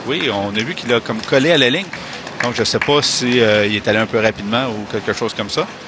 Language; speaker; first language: French; native; French